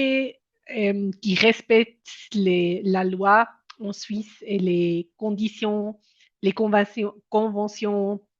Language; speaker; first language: French; non-native, local second language; German